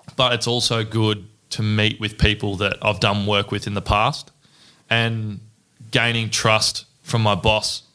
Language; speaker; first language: English; native; English